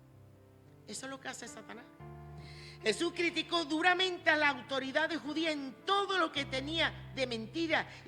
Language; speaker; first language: Spanish; native; Spanish